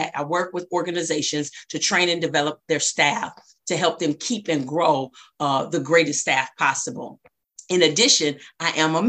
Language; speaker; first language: English; native; English